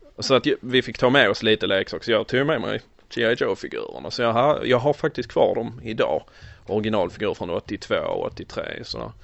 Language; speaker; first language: Swedish; early bilingual, other home language; English